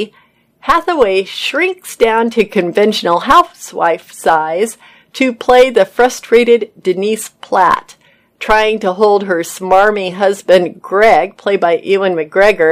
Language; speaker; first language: English; native; English